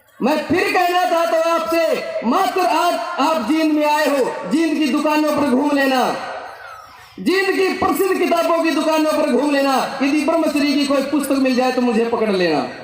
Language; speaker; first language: Hindi; native; Hindi